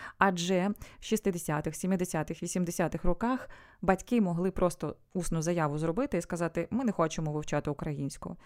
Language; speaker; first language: Ukrainian; non-native, local second language; Russian